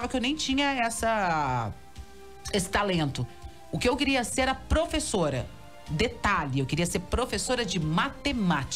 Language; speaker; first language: Portuguese; native; Portuguese